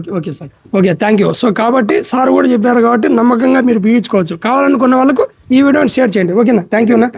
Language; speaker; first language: Telugu; native; Telugu